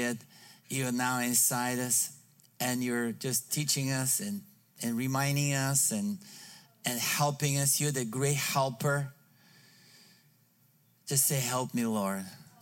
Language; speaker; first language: English; non-native, fluent; Bulgarian